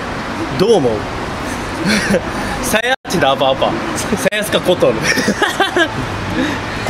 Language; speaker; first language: Indonesian; non-native, learner; Japanese